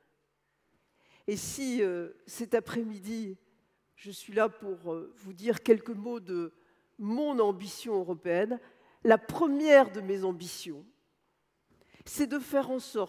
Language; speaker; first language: French; native; French